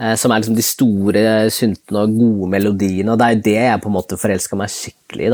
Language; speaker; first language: Norwegian; early bilingual, other home language; Spanish